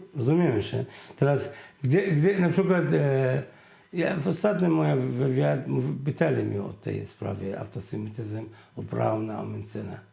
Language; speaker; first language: Polish; non-native, fluent; Arabic